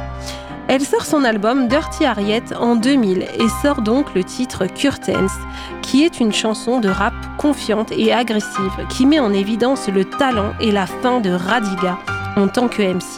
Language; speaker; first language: French; native; French